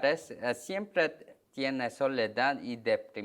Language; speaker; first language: Spanish; non-native, learner; Korean